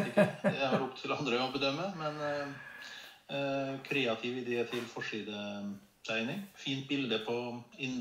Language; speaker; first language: Norwegian; native; Norwegian